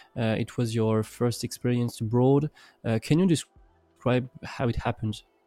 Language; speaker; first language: English; non-native, fluent; French